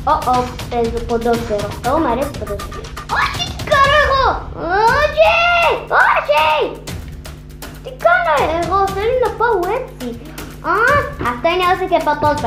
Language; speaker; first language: Greek; non-native, learner; Arabic